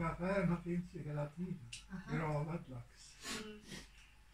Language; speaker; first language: Swedish; native; Swedish